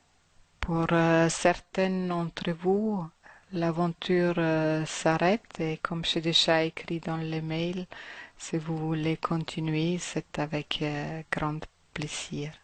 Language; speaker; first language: French; non-native, fluent; German